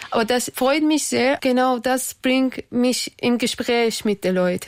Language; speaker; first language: German; non-native, learner; Persian